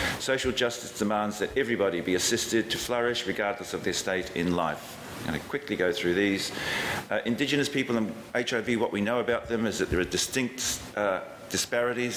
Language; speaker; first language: English; native; English